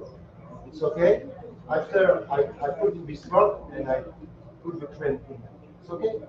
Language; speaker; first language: English; non-native, learner; French